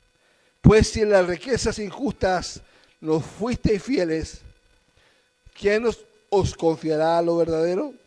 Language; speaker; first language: Spanish; native; Spanish